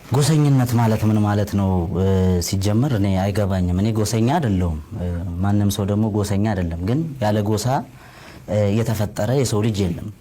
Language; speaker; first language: Amharic; non-native, local second language; Oromo